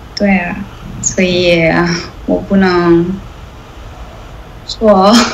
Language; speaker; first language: Chinese; non-native, learner; Italian